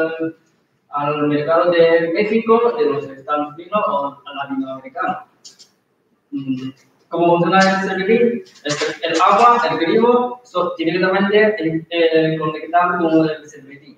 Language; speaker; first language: Spanish; non-native, learner; Chinese